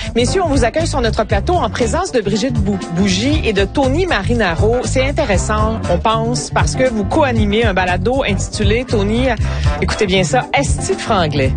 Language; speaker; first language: French; native; French